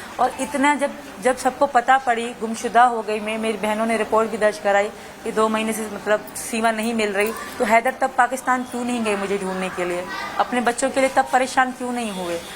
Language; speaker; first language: Urdu; non-native, local second language; Sindhi